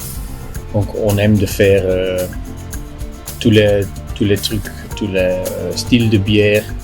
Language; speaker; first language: French; non-native, local second language; Dutch